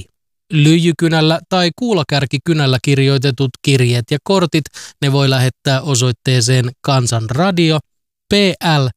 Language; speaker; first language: Finnish; native; Finnish